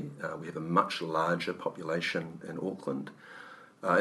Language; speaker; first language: English; native; English